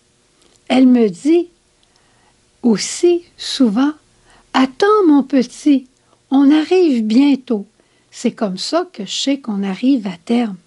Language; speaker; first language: French; native; French